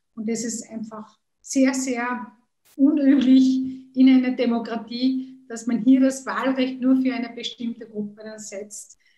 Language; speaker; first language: German; early bilingual, other home language; Kurdish